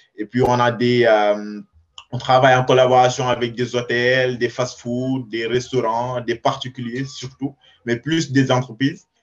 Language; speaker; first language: French; non-native, local second language; Wolof